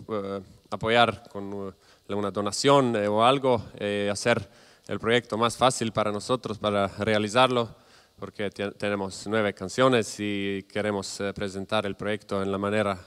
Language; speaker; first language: Spanish; non-native, learner; Croatian